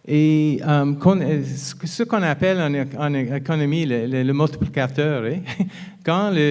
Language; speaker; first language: French; non-native, fluent; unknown